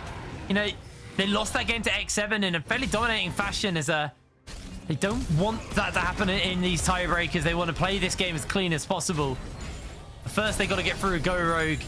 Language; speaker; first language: English; native; English